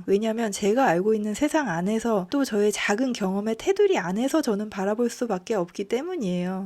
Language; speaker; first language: Korean; native; Korean